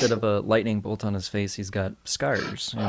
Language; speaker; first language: English; native; English